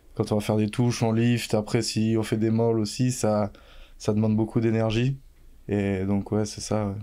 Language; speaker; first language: French; native; French